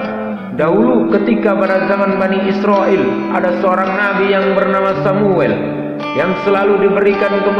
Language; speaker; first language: Indonesian; native; Indonesian